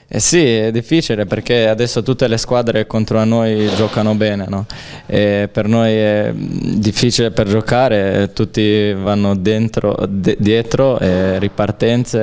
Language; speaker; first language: Italian; non-native, learner; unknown